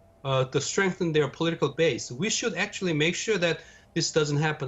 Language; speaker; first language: English; non-native, fluent; Korean